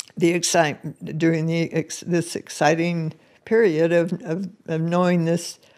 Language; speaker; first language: English; native; English